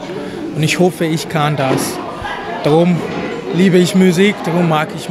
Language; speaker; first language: German; non-native, fluent; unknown